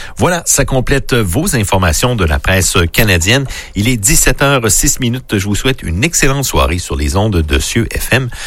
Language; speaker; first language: French; native; French